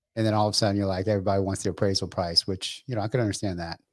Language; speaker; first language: English; early bilingual, other home language; Vietnamese